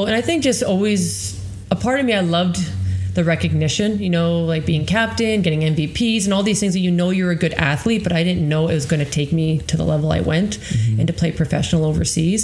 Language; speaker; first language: English; non-native, fluent; Croatian